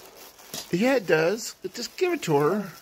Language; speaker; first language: English; native; English